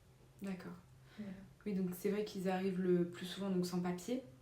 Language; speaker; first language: French; native; French